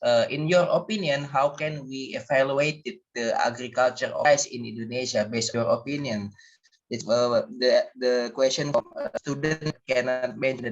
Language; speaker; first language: English; non-native, learner; Indonesian